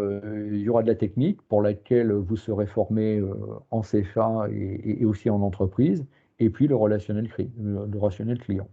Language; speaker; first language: French; native; French